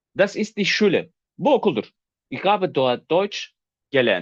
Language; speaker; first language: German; non-native, fluent; Turkish